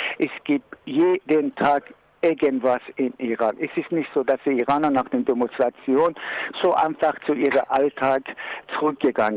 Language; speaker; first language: German; non-native, learner; Persian